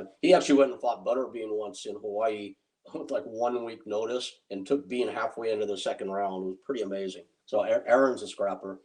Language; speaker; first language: English; native; English